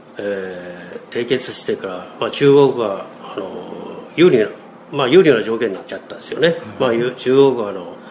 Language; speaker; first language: Japanese; non-native, fluent; Chinese